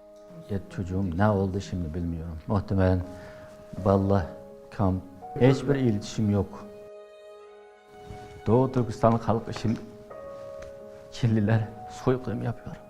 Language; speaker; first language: Turkish; non-native, learner; Uyghur